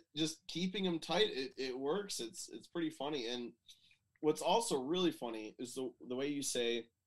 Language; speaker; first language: English; native; English